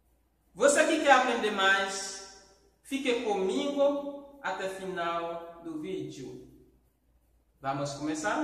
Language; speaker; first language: Portuguese; non-native, fluent; Haitian Creole